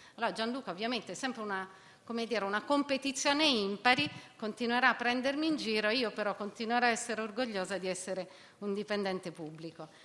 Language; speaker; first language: Italian; native; Italian